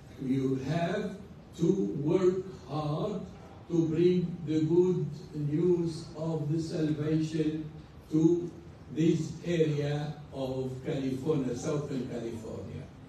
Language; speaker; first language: English; non-native, fluent; Arabic